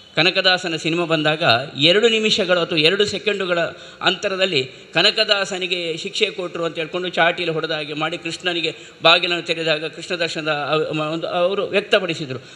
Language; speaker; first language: Kannada; native; Kannada